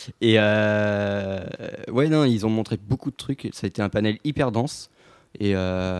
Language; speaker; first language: French; native; French